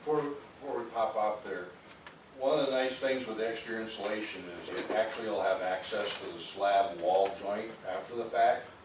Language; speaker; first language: English; native; English